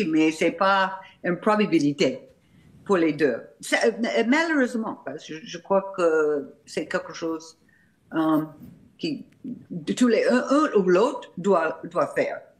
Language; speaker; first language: French; non-native, fluent; English